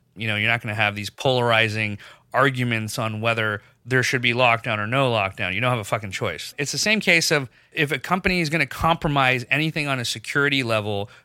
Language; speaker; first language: English; non-native, local second language; Urdu